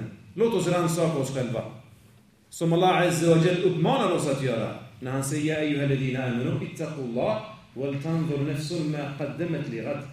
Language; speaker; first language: Swedish; native; Swedish